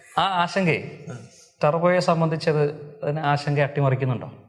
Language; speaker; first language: Malayalam; native; Malayalam